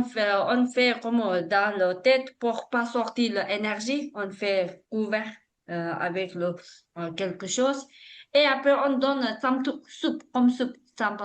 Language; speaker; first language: French; non-native, learner; Tibetan